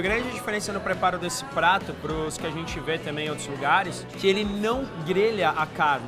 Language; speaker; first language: Portuguese; native; Portuguese